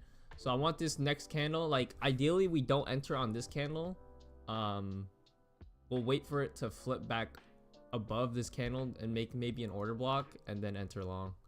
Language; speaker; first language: English; native; English